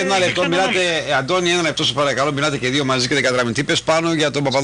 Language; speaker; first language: Greek; native; Greek